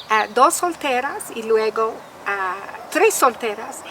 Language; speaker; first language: Spanish; non-native, fluent; English